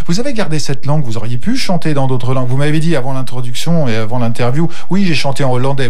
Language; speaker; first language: French; native; French